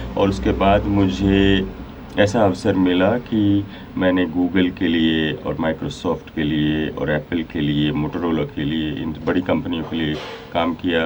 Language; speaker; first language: Hindi; native; Hindi